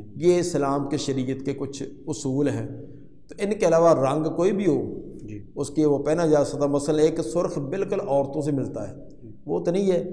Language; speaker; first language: Urdu; non-native, local second language; Punjabi